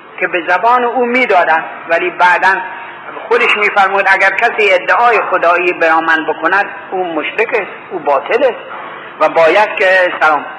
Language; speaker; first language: Persian; native; Persian